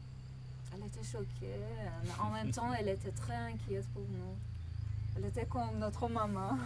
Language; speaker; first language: French; non-native, learner; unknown